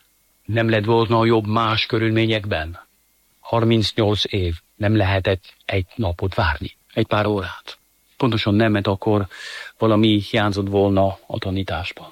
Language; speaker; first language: Hungarian; non-native, fluent; French